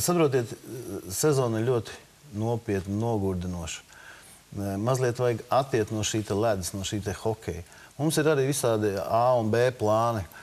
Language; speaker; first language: Latvian; native; Latvian